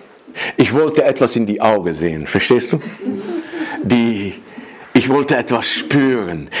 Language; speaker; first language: German; non-native, fluent; Dutch